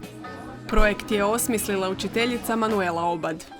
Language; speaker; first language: Croatian; native; Croatian